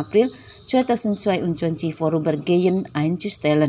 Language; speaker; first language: German; non-native, fluent; Indonesian